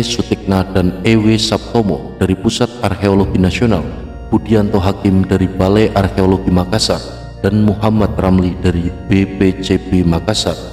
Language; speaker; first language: Indonesian; native; Indonesian